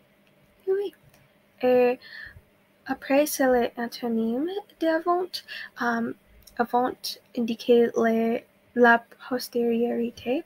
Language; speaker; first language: French; non-native, learner; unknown